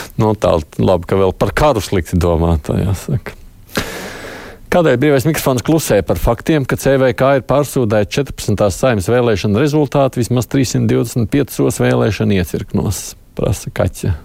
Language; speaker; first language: Latvian; native; Latvian